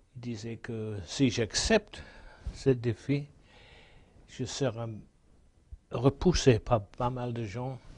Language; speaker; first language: French; non-native, fluent; English